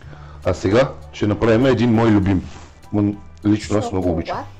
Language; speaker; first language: Bulgarian; native; Bulgarian